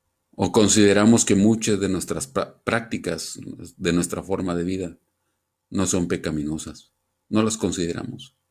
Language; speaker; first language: Spanish; native; Spanish